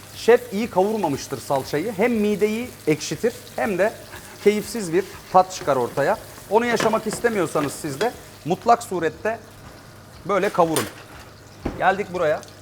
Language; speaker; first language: Turkish; native; Turkish